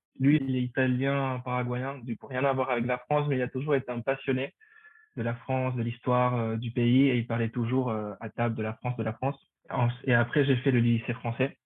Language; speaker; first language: French; non-native, fluent; Spanish